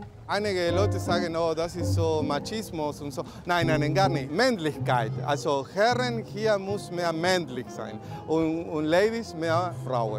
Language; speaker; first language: German; non-native, fluent; Spanish